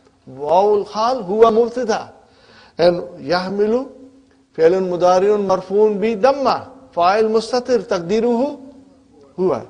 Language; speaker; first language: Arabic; non-native, fluent; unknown